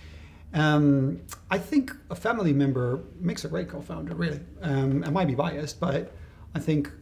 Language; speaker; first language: English; non-native, fluent; Spanish